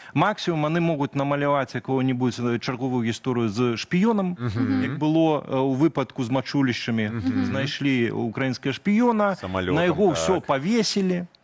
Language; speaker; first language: Belarusian; native; Belarusian